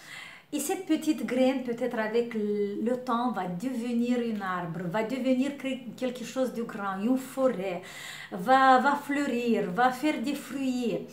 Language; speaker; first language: French; non-native, learner; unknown